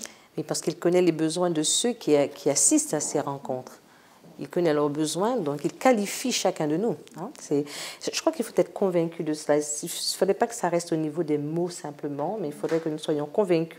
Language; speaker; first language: French; native; French